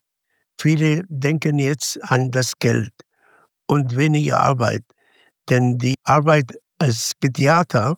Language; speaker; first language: German; non-native, fluent; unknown